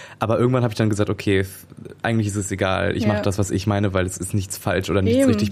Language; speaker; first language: German; native; German